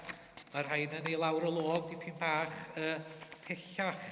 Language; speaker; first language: Welsh; native; Welsh